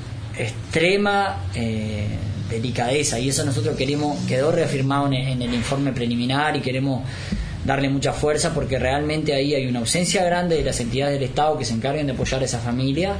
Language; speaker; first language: Spanish; native; Spanish